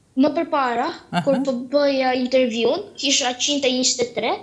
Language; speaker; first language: Albanian; early bilingual, heritage; Albanian